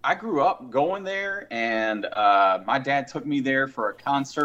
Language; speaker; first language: English; native; English